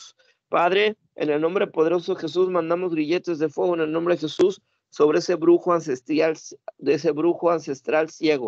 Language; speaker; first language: Spanish; native; Spanish